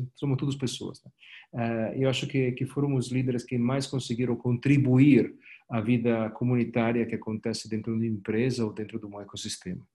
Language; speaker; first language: Portuguese; non-native, fluent; Italian